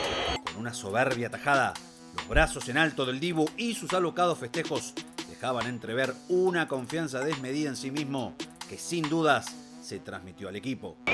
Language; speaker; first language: Spanish; native; Spanish